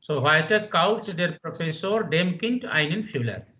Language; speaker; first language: German; non-native, fluent; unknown